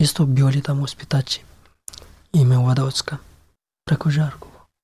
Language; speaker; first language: Serbian; non-native, learner; Pashto